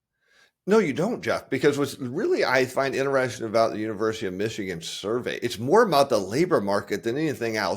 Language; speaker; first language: English; native; English